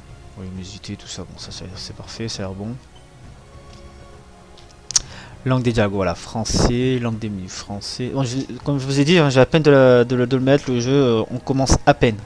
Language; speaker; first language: French; native; French